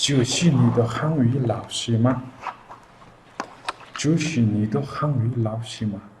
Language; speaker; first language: Chinese; non-native, learner; Mongolian